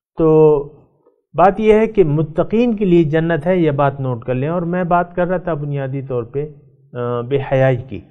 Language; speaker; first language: Urdu; non-native, local second language; Pashto